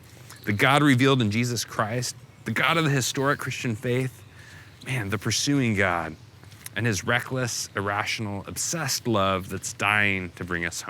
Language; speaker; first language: English; native; English